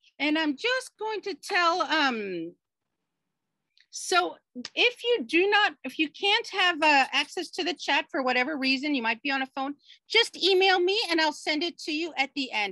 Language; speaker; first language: English; native; English